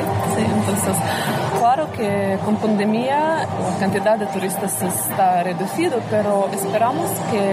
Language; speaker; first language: Spanish; non-native, learner; Russian